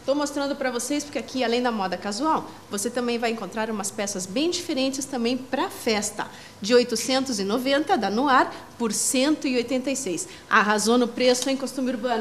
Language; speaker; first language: Portuguese; native; Portuguese